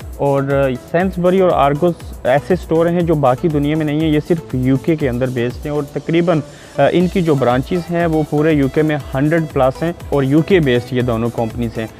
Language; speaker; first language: Urdu; native; Urdu